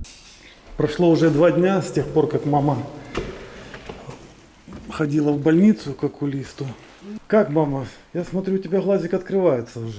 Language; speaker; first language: Russian; native; Russian